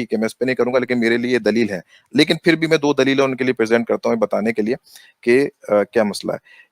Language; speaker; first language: Urdu; native; Urdu